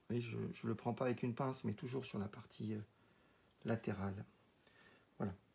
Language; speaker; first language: French; native; French